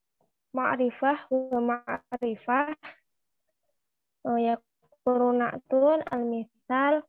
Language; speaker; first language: Arabic; non-native, learner; Indonesian